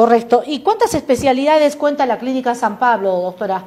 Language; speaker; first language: Spanish; native; Spanish